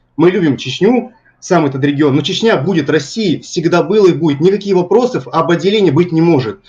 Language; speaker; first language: Russian; native; Russian